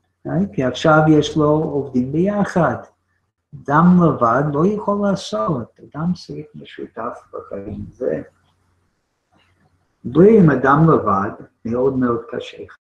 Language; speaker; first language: Hebrew; non-native, fluent; English